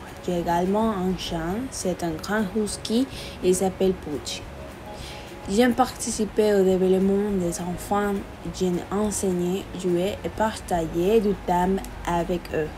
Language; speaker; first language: French; non-native, fluent; Spanish